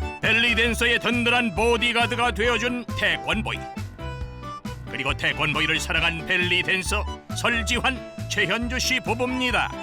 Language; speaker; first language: Korean; native; Korean